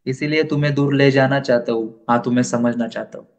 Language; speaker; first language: Hindi; non-native, local second language; Marathi